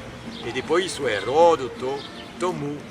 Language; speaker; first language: Portuguese; non-native, fluent; French